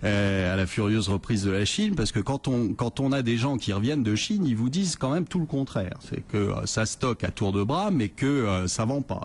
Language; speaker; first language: French; native; French